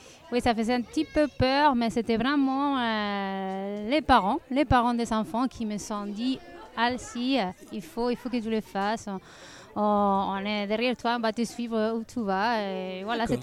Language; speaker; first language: French; non-native, fluent; Spanish